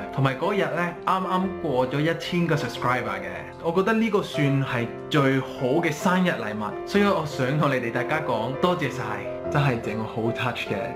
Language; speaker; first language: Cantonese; non-native, fluent; Spanish